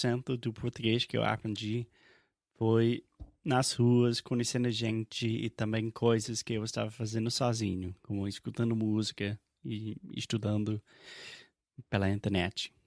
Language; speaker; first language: Portuguese; non-native, fluent; English